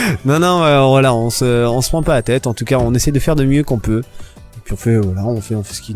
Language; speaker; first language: French; native; French